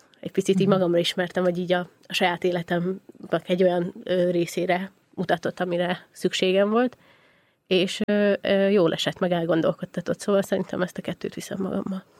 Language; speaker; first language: Hungarian; native; Hungarian